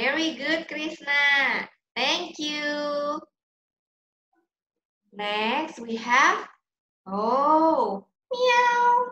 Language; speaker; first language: English; non-native, learner; Indonesian